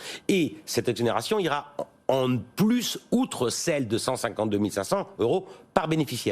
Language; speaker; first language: French; native; French